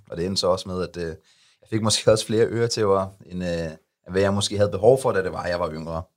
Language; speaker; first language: Danish; early bilingual, other home language; Arabic